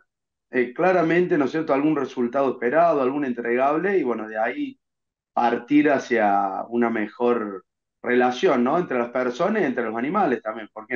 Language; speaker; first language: Spanish; native; Spanish